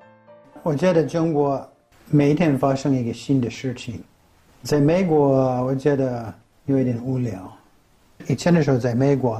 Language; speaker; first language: Chinese; non-native, fluent; English